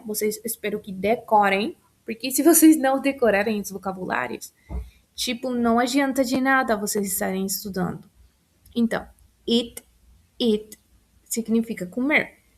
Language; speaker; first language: Portuguese; non-native, fluent; Spanish